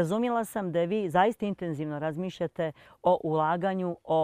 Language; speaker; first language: Serbian; native; Serbian